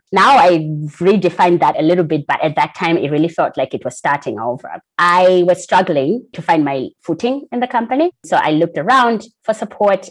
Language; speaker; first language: English; non-native, local second language; Shona